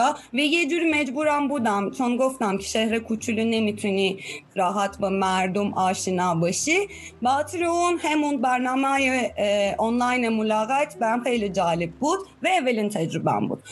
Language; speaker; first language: Persian; non-native, fluent; Turkish